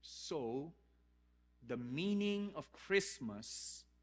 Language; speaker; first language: English; non-native, local second language; Filipino